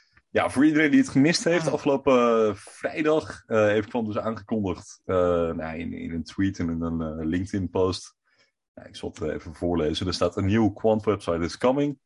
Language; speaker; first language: Dutch; native; Dutch